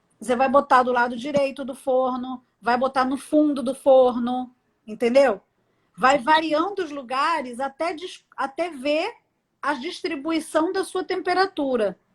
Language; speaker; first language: Portuguese; native; Portuguese